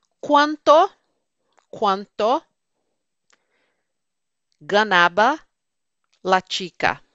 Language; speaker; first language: Spanish; non-native, fluent; Portuguese